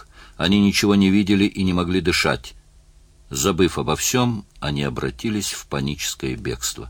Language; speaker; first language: Russian; native; Russian